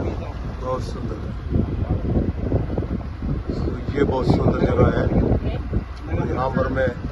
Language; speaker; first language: Hindi; non-native, local second language; Malayalam